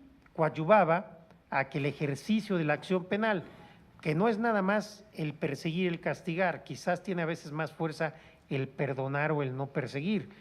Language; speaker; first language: Spanish; native; Spanish